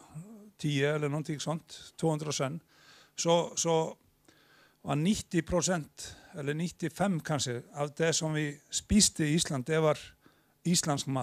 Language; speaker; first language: Swedish; non-native, fluent; Icelandic